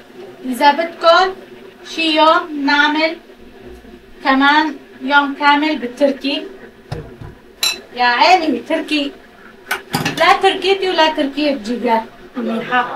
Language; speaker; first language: Arabic; non-native, local second language; Kurdish